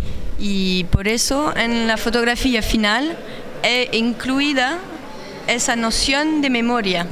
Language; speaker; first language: Spanish; non-native, learner; French